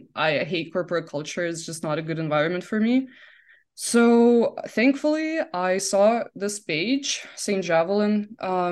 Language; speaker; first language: English; non-native, fluent; Russian